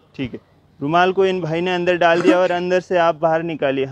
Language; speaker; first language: Hindi; native; Hindi